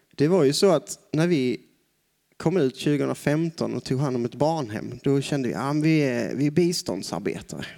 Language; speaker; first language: Swedish; native; Swedish